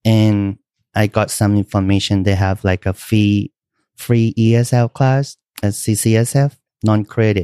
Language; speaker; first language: English; non-native, learner; Thai